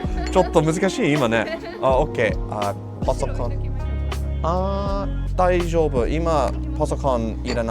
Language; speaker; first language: Japanese; non-native, learner; English